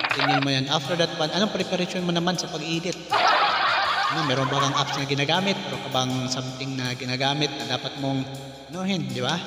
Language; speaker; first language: Filipino; non-native, local second language; Cebuano